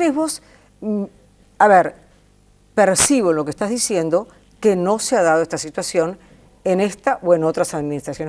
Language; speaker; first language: Spanish; native; Spanish